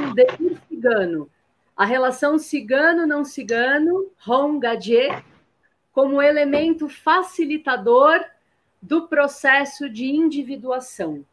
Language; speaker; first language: Portuguese; native; Portuguese